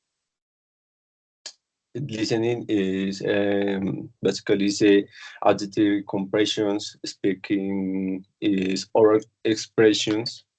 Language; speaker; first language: English; non-native, learner; Spanish